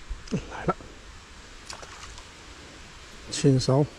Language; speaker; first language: Chinese; native; Chinese